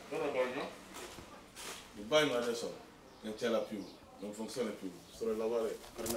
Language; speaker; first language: Italian; non-native, learner; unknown